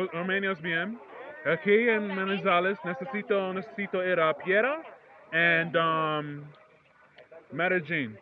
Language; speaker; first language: Spanish; non-native, learner; English